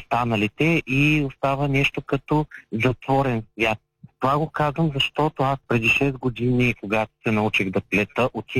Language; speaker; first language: Bulgarian; native; Bulgarian